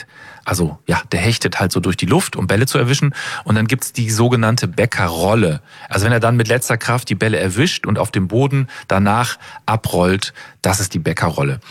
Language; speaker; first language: German; native; German